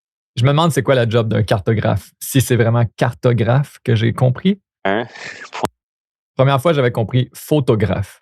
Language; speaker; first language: French; native; French